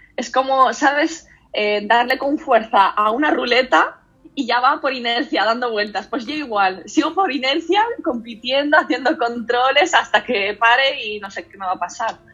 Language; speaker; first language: Spanish; early bilingual, other home language; Russian